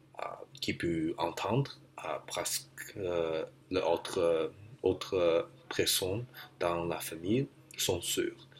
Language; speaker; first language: French; non-native, learner; English